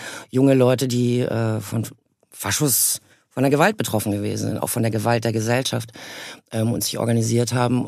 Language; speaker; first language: German; native; German